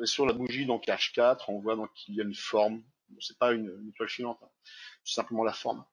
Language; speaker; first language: French; native; French